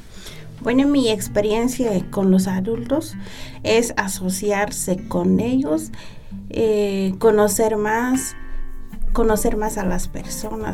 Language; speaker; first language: Spanish; non-native, local second language; Tzeltal